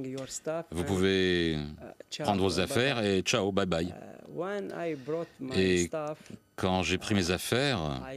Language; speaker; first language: French; non-native, local second language; Arabic